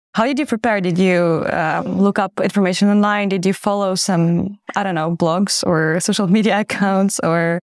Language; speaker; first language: English; non-native, fluent; Ukrainian